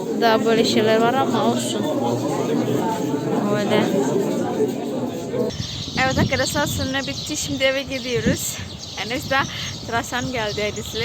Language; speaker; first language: Turkish; non-native, fluent; Indonesian